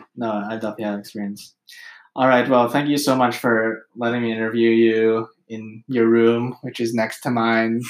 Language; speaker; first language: English; early bilingual, other home language; Filipino